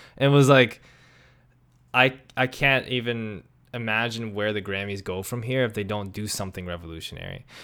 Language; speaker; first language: English; native; English